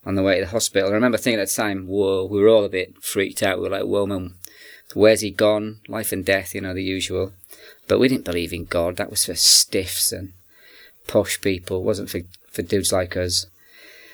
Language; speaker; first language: English; native; English